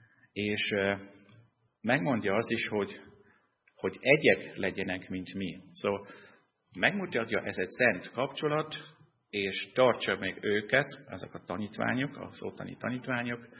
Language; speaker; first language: Hungarian; non-native, fluent; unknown